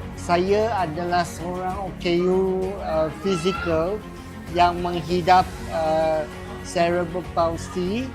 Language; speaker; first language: Malay; non-native, local second language; Chinese